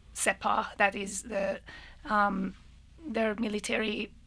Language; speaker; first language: English; non-native, fluent; Persian